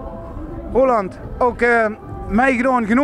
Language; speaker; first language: Dutch; native; Dutch